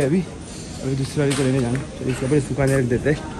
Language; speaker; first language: Hindi; non-native, local second language; Marathi